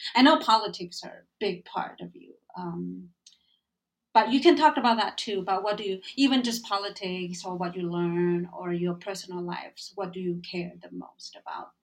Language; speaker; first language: English; non-native, fluent; Chinese